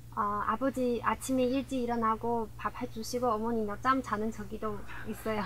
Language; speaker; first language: Korean; early bilingual, heritage; Korean